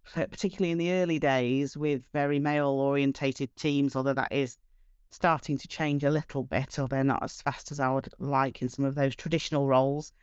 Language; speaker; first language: English; native; English